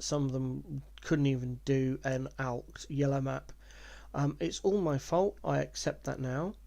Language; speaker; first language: English; native; English